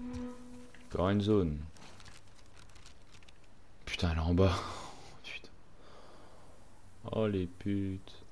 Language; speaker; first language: French; native; French